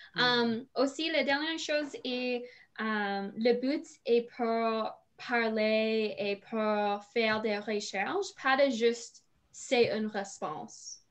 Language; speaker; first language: French; non-native, learner; English